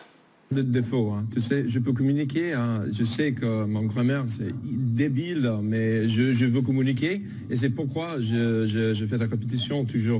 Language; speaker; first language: French; non-native, learner; English